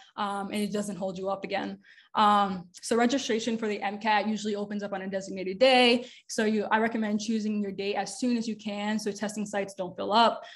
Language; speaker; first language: English; native; English